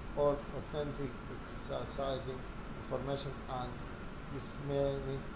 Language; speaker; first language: English; non-native, fluent; Arabic